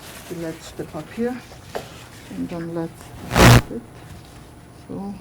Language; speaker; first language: German; non-native, fluent; Polish